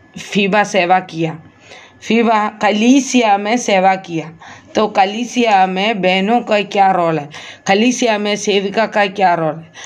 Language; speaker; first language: Hindi; non-native, local second language; Malayalam